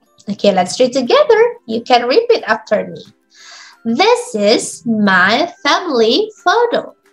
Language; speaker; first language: English; non-native, fluent; Indonesian